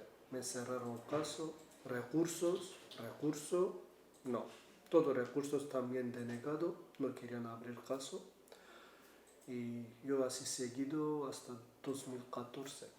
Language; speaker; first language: Spanish; non-native, learner; Kurdish